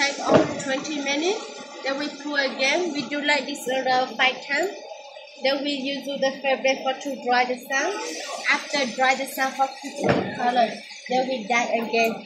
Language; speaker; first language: English; non-native, learner; Hmong